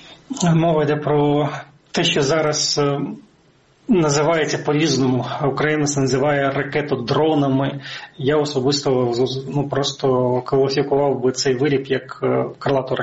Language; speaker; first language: Ukrainian; native; Ukrainian